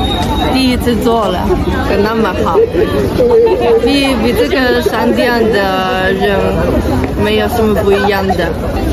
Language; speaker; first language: Chinese; non-native, learner; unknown